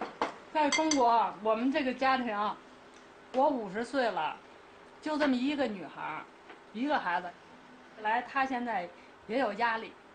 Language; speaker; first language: Chinese; native; Chinese